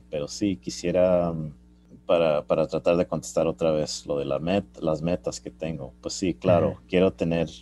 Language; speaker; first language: Spanish; early bilingual, heritage; Spanish